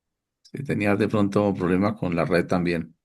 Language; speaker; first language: Spanish; native; Spanish